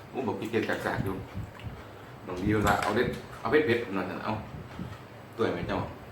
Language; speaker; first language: Thai; native; Thai